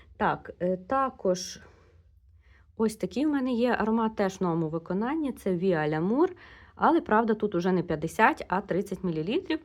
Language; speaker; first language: Ukrainian; non-native, local second language; Russian